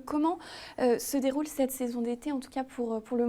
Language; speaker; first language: French; native; French